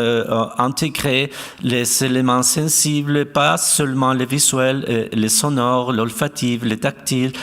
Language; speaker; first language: French; non-native, fluent; Spanish